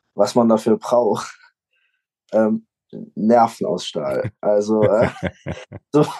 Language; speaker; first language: German; native; German